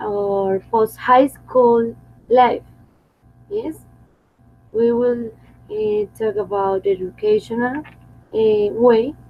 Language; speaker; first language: English; non-native, fluent; Spanish